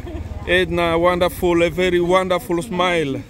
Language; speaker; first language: English; non-native, learner; Lingala